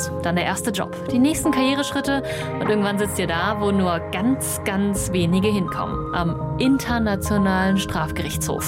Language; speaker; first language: German; native; German